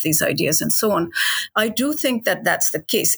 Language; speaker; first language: English; non-native, local second language; Hindi